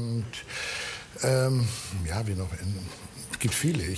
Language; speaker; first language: German; non-native, learner; Dutch